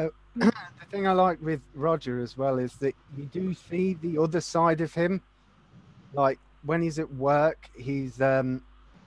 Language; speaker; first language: English; native; English